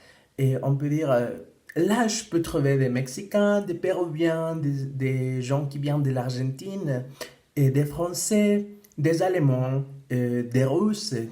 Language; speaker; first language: French; non-native, fluent; Spanish